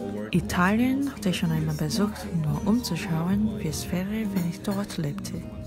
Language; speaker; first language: German; non-native, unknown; Korean